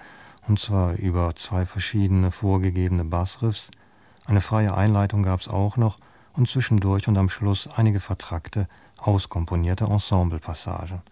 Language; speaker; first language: German; native; German